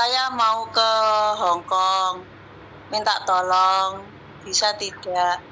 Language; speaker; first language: Indonesian; non-native, local second language; Javanese